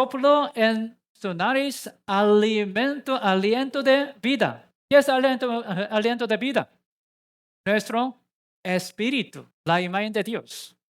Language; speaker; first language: Spanish; non-native, learner; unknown